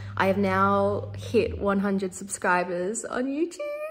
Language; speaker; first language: English; native; English